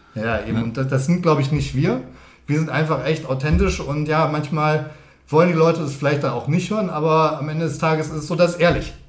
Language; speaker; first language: German; native; German